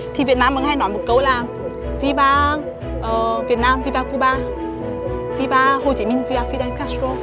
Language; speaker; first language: Vietnamese; native; Vietnamese